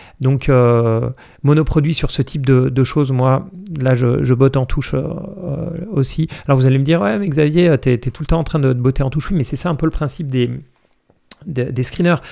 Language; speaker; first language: French; native; French